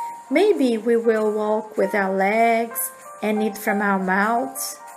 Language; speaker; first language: English; non-native, fluent; Portuguese